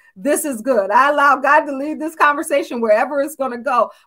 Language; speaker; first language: English; native; English